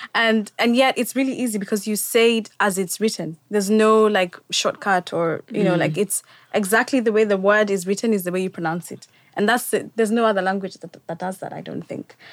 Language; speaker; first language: English; non-native, local second language; Swahili